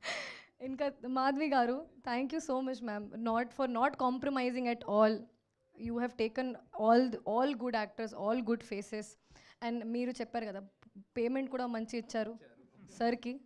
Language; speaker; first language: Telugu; non-native, local second language; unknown